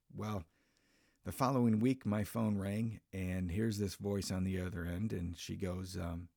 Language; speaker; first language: English; native; English